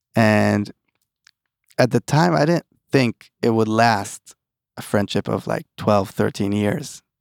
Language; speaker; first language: English; early bilingual, other home language; Hebrew